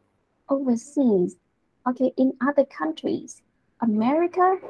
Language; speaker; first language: English; non-native, learner; Vietnamese